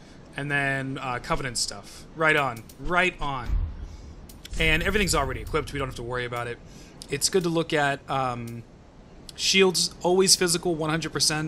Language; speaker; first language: English; native; English